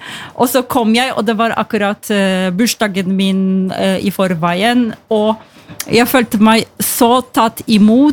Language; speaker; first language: Norwegian; non-native, fluent; Polish